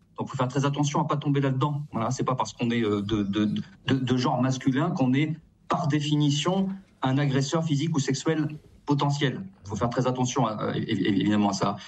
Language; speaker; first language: French; native; French